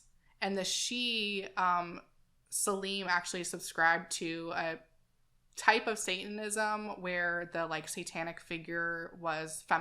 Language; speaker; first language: English; native; English